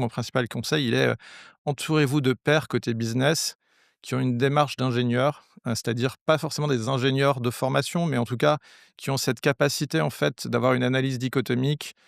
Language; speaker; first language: French; native; French